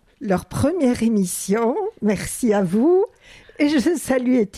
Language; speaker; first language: French; native; French